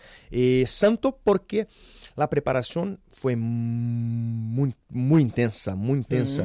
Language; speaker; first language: Spanish; non-native, learner; Portuguese